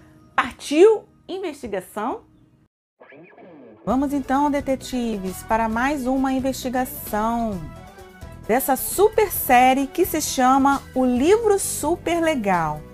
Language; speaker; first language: Portuguese; native; Portuguese